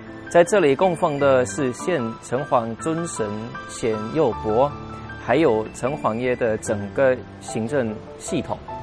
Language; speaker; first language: Chinese; non-native, fluent; German